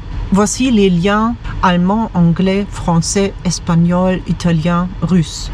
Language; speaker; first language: French; non-native, fluent; German